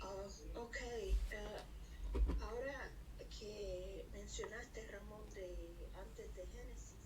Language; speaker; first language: Spanish; early bilingual, heritage; Spanish